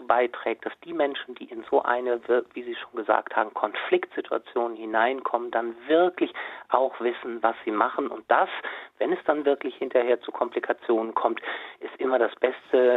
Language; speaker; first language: German; native; German